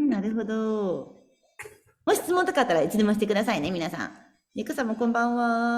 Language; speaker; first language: Japanese; native; Japanese